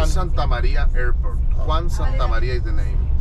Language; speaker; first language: English; non-native, fluent; Spanish